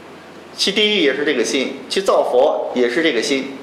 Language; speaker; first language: Chinese; native; Chinese